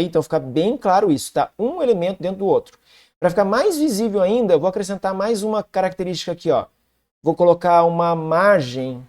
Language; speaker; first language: Portuguese; native; Portuguese